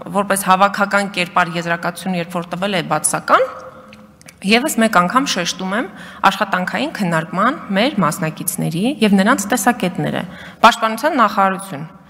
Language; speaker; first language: Armenian; native; Armenian